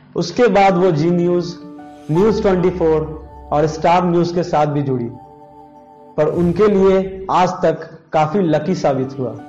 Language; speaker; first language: Hindi; native; Hindi